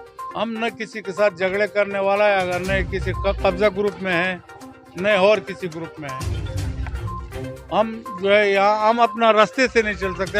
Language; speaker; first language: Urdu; non-native, local second language; Pashto